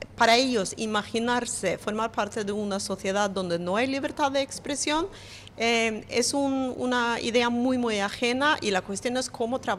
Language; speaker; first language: Spanish; non-native, fluent; Norwegian